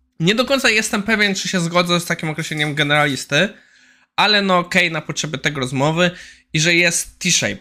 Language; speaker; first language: Polish; native; Polish